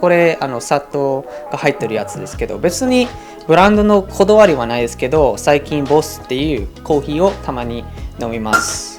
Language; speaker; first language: Japanese; non-native, fluent; English